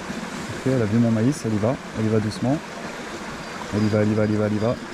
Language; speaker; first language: French; native; French